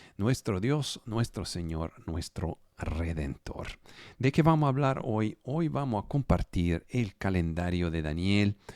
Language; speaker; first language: Spanish; non-native, fluent; Italian